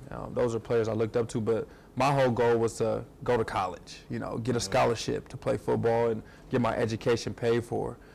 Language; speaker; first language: English; native; English